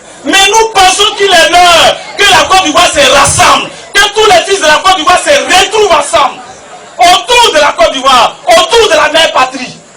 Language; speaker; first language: French; non-native, local second language; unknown